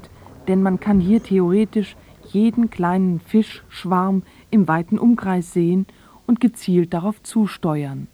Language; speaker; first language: German; native; German